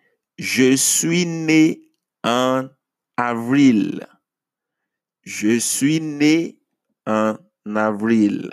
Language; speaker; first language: French; non-native, fluent; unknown